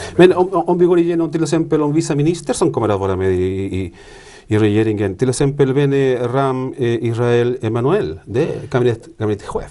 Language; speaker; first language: Swedish; non-native, fluent; Spanish